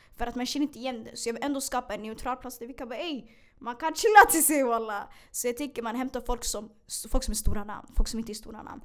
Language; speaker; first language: Swedish; early bilingual, other home language; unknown